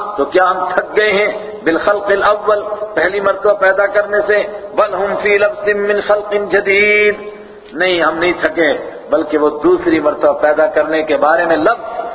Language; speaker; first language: Urdu; non-native, local second language; Punjabi